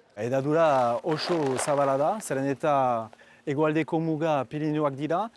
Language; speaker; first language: Basque; non-native, local second language; French